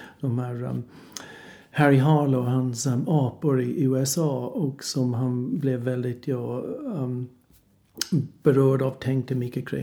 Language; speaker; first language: Swedish; non-native, fluent; English